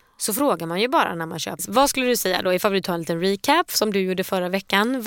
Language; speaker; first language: Swedish; native; Swedish